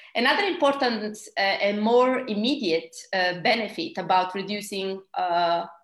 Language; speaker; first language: English; non-native, fluent; Italian